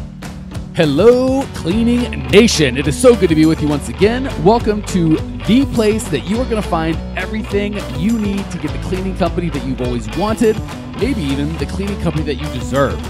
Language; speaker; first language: English; native; English